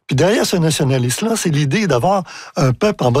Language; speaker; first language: French; native; French